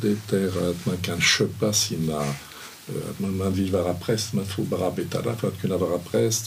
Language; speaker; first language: Swedish; non-native, fluent; French